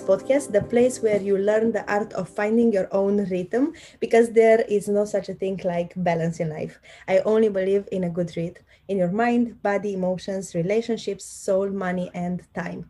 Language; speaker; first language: English; non-native, fluent; Romanian